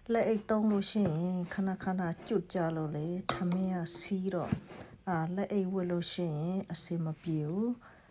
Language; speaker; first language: Burmese; non-native, local second language; Shan